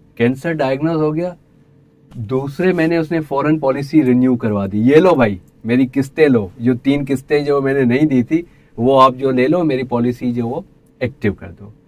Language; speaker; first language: Urdu; non-native, local second language; Sindhi